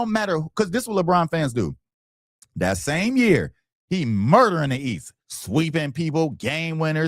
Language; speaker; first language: English; native; English